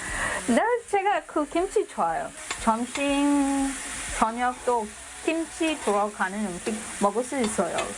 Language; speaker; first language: Korean; non-native, learner; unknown